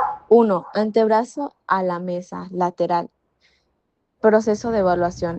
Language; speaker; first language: Spanish; native; Spanish